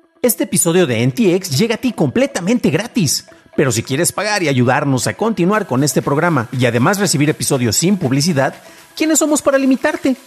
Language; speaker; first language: Spanish; native; Spanish